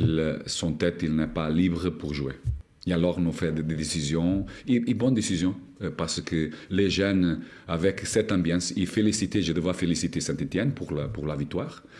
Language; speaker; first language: French; non-native, learner; Portuguese